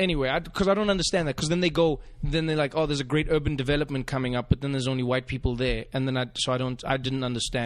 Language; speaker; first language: English; native; English